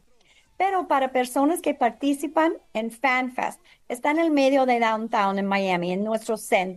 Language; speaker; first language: Spanish; non-native, fluent; English